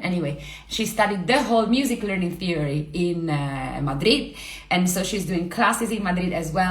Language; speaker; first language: English; non-native, fluent; Italian